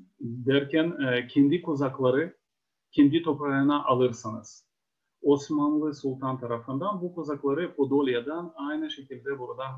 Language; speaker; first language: Turkish; non-native, fluent; Ukrainian